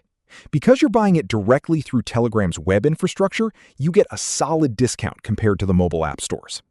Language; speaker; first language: English; native; English